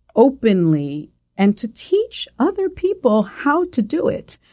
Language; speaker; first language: English; early bilingual, other home language; Spanish